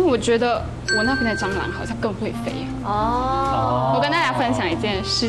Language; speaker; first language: Chinese; non-native, fluent; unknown